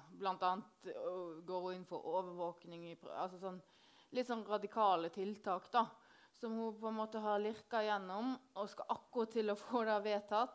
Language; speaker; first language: Norwegian; native; Norwegian